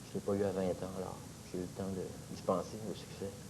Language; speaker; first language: French; native; French